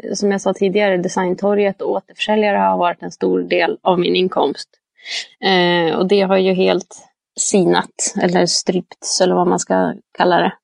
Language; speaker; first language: Swedish; native; Swedish